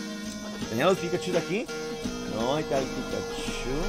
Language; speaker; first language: Spanish; native; Spanish